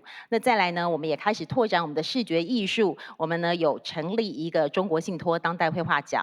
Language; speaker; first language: Chinese; native; Chinese